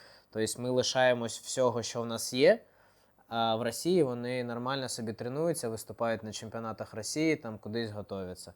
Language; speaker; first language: Ukrainian; non-native, local second language; Russian